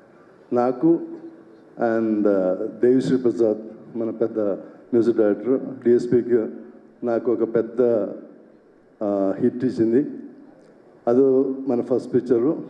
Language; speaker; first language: Telugu; non-native, local second language; Malayalam